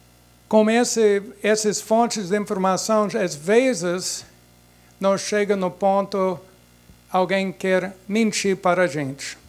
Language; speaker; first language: Portuguese; non-native, fluent; English